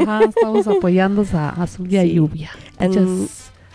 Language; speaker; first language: Spanish; native; Spanish